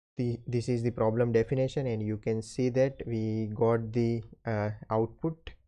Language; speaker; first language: English; non-native, local second language; Gujarati